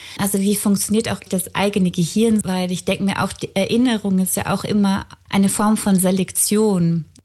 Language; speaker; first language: German; native; German